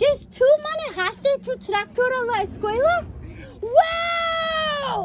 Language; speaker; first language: Spanish; non-native, fluent; English